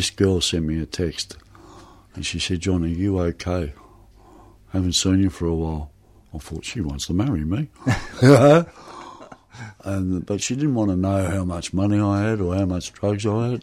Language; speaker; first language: English; native; English